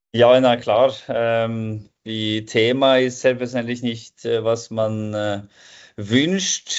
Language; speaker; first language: German; non-native, fluent; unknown